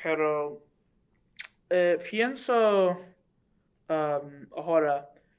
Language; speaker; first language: Spanish; non-native, learner; English